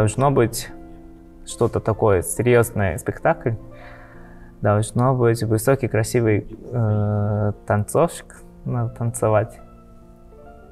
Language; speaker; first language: Russian; non-native, learner; Japanese